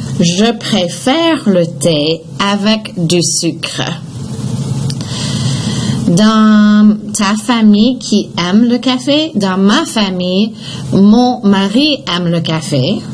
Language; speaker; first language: French; non-native, fluent; English